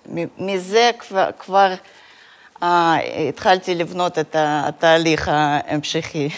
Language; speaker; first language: Hebrew; non-native, fluent; Russian